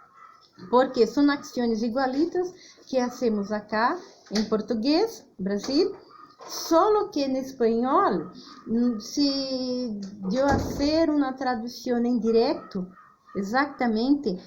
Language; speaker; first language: Spanish; non-native, fluent; Portuguese